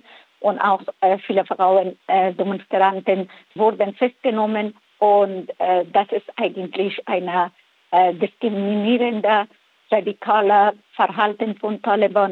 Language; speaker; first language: German; non-native, fluent; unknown